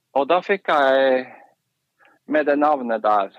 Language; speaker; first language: Norwegian; native; Norwegian